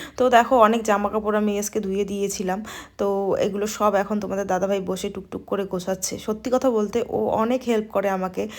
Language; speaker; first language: Bangla; non-native, local second language; Rangpuri